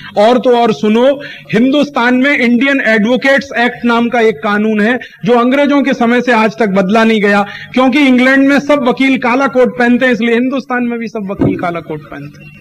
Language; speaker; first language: Hindi; native; Hindi